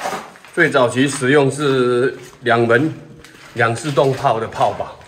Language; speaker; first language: Chinese; native; Chinese